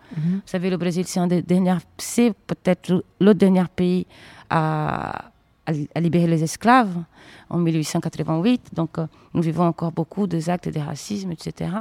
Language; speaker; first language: French; non-native, fluent; Portuguese